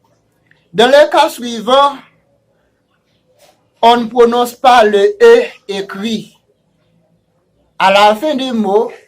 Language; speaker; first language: French; non-native, fluent; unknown